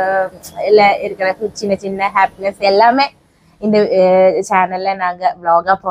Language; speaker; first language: Tamil; non-native, learner; Malayalam